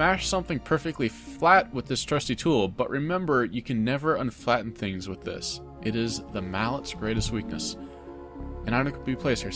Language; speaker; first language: English; native; English